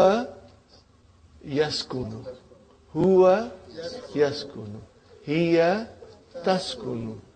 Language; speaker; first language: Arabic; non-native, fluent; Urdu